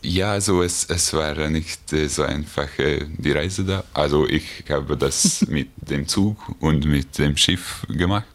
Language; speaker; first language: German; non-native, learner; Hungarian